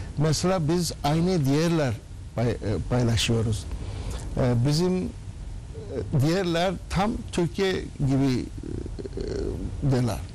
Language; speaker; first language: Turkish; non-native, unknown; Urdu